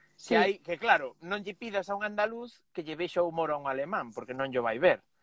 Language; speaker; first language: Galician; non-native, local second language; Spanish